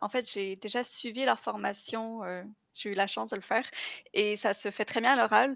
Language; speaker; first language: French; native; French